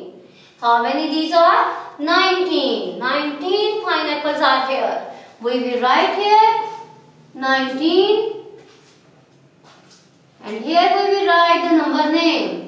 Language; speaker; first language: English; non-native, local second language; Urdu